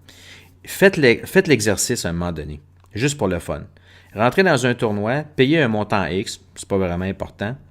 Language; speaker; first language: French; native; French